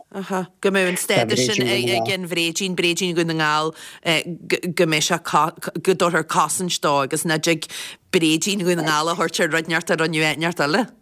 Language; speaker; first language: Irish; native; Irish